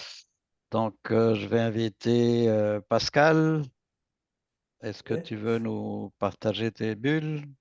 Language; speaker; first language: French; native; French